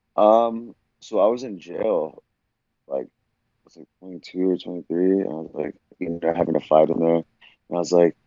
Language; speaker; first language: English; native; English